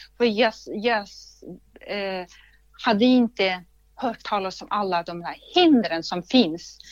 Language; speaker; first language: Swedish; non-native, fluent; Russian